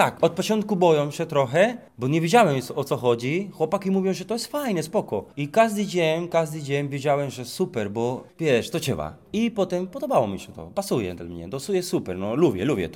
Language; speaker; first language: Polish; non-native, learner; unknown